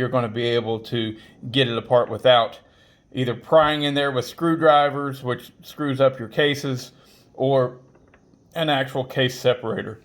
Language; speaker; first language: English; native; English